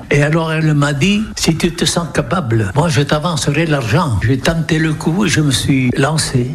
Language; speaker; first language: French; non-native, local second language; Occitan